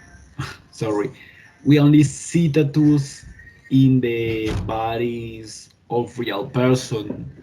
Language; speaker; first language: English; non-native, learner; Spanish